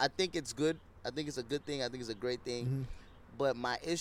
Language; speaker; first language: English; non-native, local second language; Yoruba